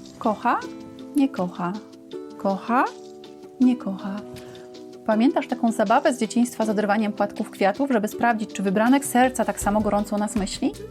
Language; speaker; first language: Polish; native; Polish